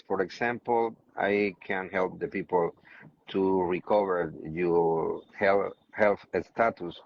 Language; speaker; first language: English; non-native, learner; Spanish